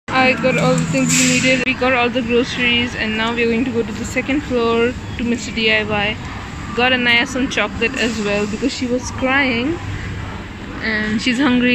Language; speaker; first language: English; non-native, local second language; Hindi